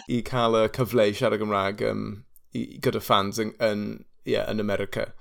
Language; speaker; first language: Welsh; non-native, learner; English